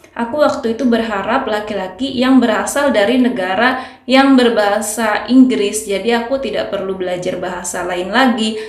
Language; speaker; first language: Indonesian; native; Indonesian